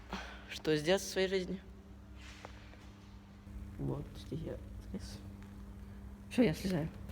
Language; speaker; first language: Russian; native; Russian